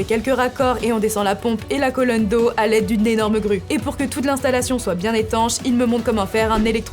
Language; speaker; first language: French; native; French